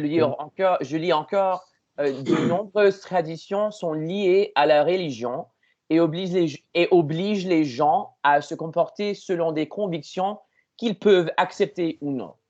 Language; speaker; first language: French; non-native, learner; English